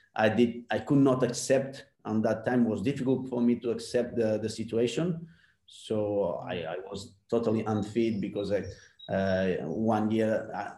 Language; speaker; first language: English; non-native, fluent; Spanish